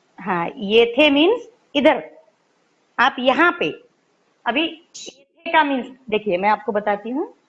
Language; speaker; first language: Hindi; non-native, local second language; Marathi